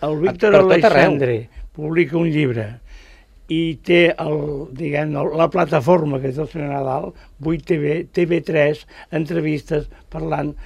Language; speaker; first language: Catalan; native; Catalan